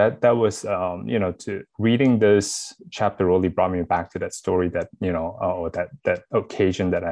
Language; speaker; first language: English; non-native, local second language; Chinese